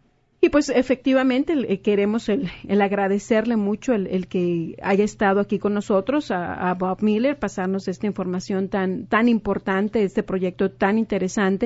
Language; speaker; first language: Spanish; native; Spanish